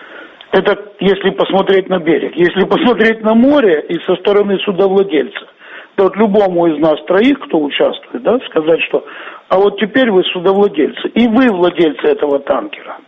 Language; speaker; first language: Russian; native; Russian